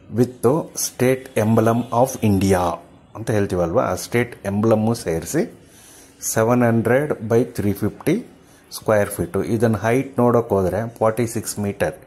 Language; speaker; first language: Kannada; non-native, local second language; Tamil